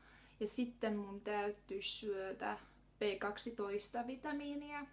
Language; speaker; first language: Finnish; non-native, learner; Estonian